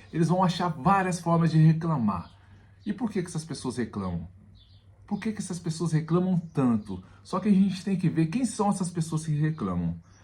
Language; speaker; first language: Portuguese; native; Portuguese